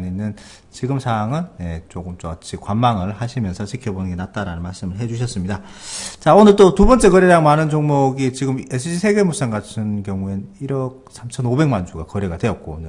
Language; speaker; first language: Korean; native; Korean